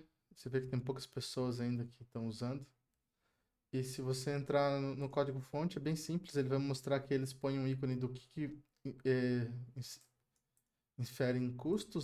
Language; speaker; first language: Portuguese; native; Portuguese